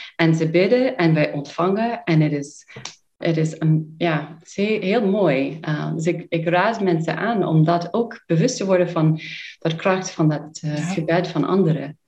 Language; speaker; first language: Dutch; non-native, fluent; English